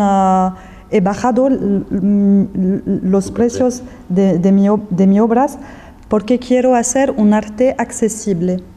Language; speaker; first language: Spanish; non-native, fluent; French